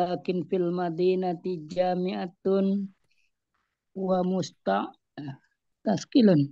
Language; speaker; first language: Arabic; non-native, learner; Indonesian